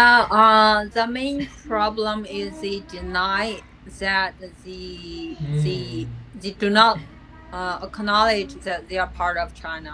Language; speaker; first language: English; non-native, fluent; Chinese